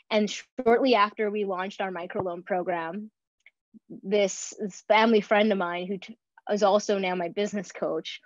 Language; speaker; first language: English; native; English